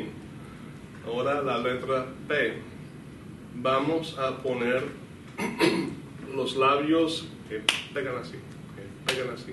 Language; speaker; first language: Spanish; non-native, fluent; English